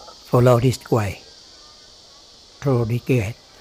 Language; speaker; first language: English; non-native, learner; Vietnamese